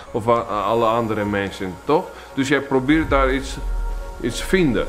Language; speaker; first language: Dutch; non-native, fluent; Georgian